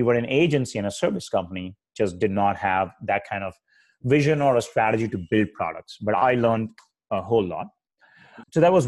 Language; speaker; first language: English; non-native, local second language; Hindi